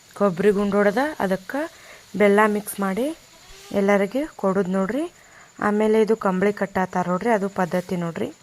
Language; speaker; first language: Kannada; non-native, local second language; Lambadi